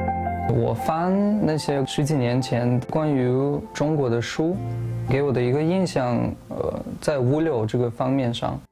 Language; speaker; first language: Chinese; non-native, fluent; Tajik